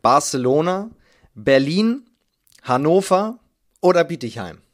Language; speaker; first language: German; native; German